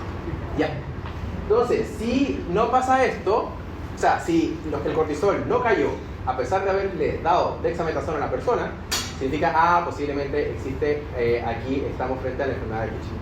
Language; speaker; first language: Spanish; native; Spanish